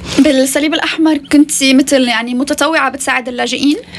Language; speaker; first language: Arabic; native; Arabic